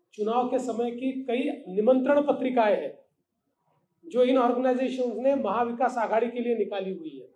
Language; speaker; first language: Hindi; non-native, local second language; Marathi